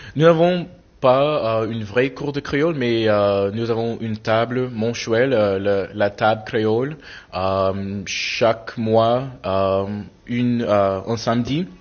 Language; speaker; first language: French; non-native, fluent; English